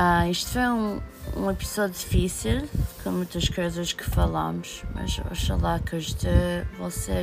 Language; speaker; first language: Portuguese; early bilingual, heritage; Portuguese